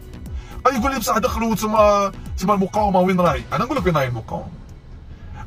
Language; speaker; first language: Arabic; native; Arabic